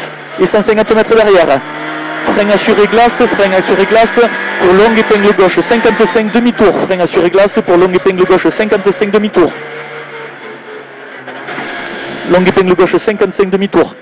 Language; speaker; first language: French; native; French